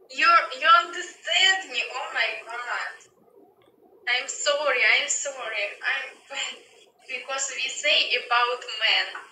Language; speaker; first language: English; non-native, learner; Russian